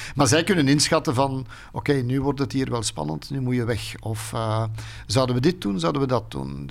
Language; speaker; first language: Dutch; native; Dutch